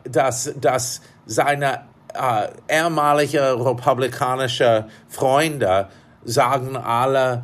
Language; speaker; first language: German; non-native, fluent; English